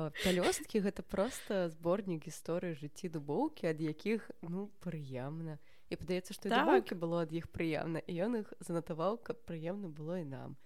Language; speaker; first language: Belarusian; non-native, local second language; Russian